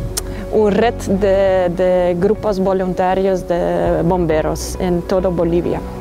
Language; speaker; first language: Spanish; non-native, fluent; Dutch